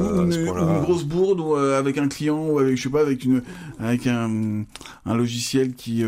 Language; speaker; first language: French; native; French